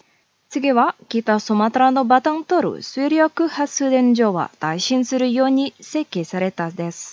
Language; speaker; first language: Japanese; non-native, fluent; Indonesian